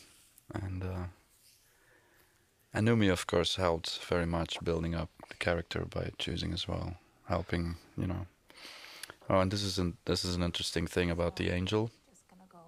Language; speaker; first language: English; non-native, fluent; Dutch